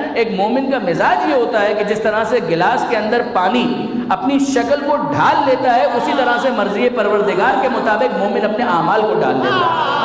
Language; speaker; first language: Urdu; non-native, local second language; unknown